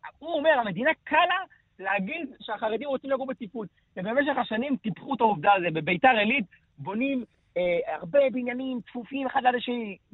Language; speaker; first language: Hebrew; non-native, local second language; Yiddish